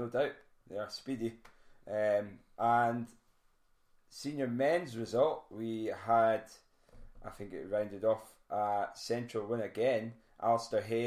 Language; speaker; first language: English; native; English